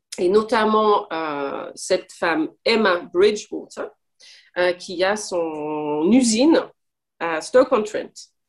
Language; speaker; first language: French; non-native, fluent; English